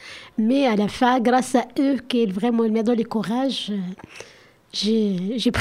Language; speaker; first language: French; non-native, learner; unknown